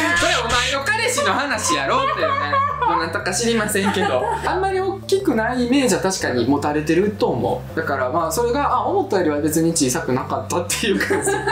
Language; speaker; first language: Japanese; early bilingual, other home language; Russian